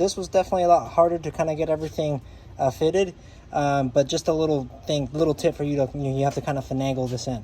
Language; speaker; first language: English; native; English